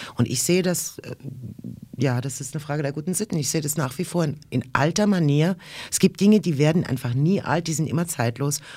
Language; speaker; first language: German; early bilingual, other home language; Russian